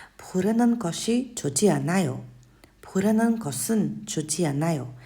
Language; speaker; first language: Korean; non-native, fluent; Portuguese